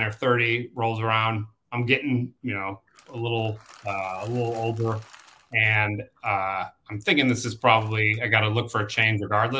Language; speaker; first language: English; native; English